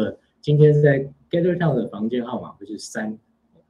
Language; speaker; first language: Chinese; native; Chinese